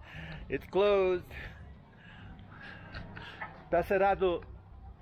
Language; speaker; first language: Spanish; non-native, learner; English